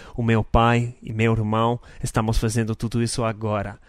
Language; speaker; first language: Portuguese; non-native, fluent; English